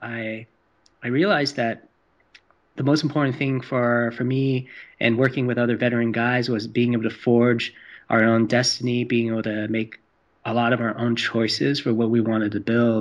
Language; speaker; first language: English; non-native, local second language; Cantonese